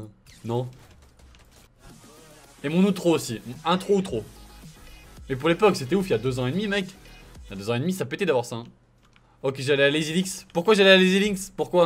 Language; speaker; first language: French; native; French